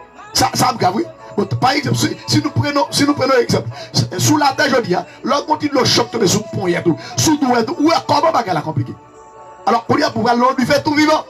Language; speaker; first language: French; non-native, local second language; Haitian Creole